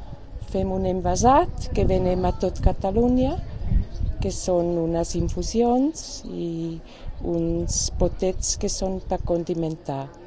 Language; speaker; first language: Catalan; non-native, fluent; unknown